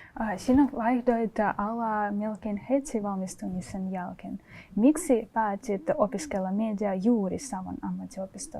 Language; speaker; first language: Finnish; non-native, fluent; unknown